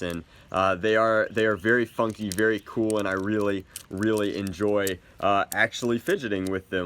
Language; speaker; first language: English; native; English